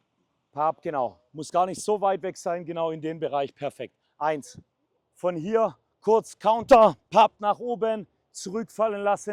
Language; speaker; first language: German; native; German